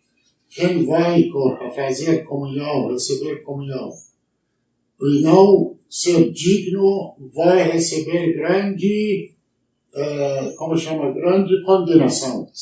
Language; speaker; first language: Portuguese; non-native, learner; Arabic